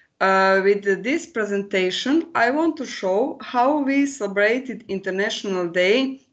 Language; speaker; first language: English; non-native, learner; Croatian